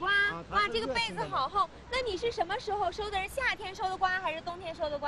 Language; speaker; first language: Chinese; native; Chinese